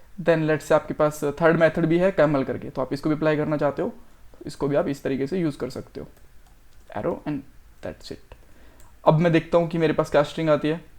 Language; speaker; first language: Hindi; native; Hindi